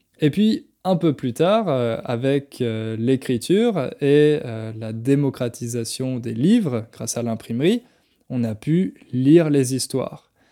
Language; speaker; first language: French; native; French